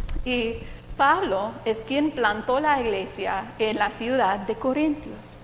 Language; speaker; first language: Spanish; non-native, fluent; English